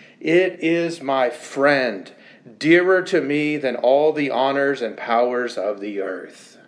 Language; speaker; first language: English; native; English